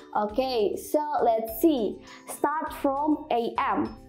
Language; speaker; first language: English; non-native, fluent; Indonesian